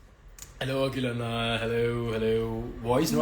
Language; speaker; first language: Telugu; native; Telugu